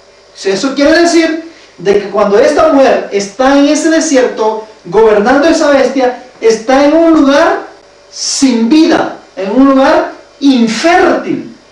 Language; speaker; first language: Spanish; native; Spanish